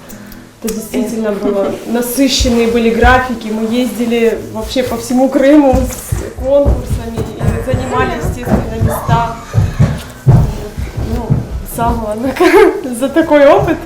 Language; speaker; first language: Russian; native; Russian